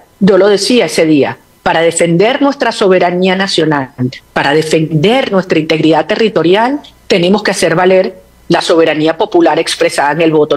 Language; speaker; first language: Spanish; native; Spanish